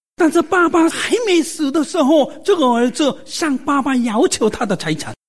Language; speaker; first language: Chinese; non-native, fluent; Korean